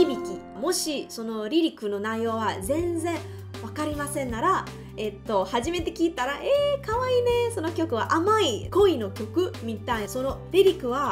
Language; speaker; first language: Japanese; non-native, learner; Chinese